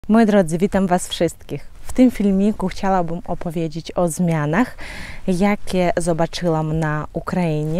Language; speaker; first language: Polish; non-native, fluent; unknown